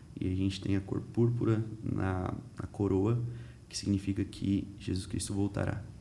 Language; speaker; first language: Portuguese; early bilingual, heritage; Portuguese